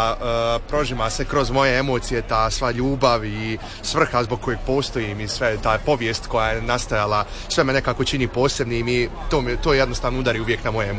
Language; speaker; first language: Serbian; early bilingual, heritage; Serbian